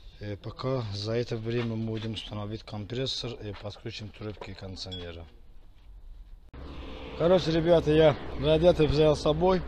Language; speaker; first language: Russian; non-native, fluent; Azerbaijani